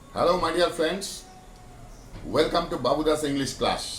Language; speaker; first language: English; non-native, local second language; Bangla